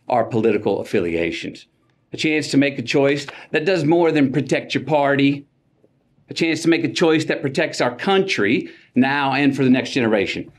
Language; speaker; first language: English; native; English